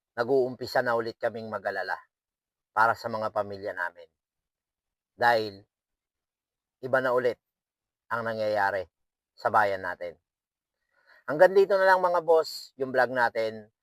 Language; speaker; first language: Filipino; native; Filipino